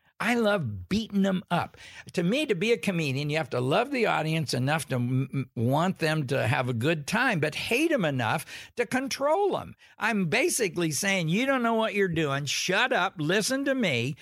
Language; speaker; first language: English; native; English